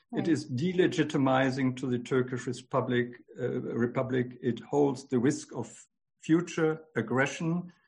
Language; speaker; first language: English; non-native, fluent; German